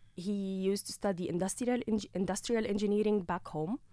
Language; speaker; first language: English; non-native, fluent; Arabic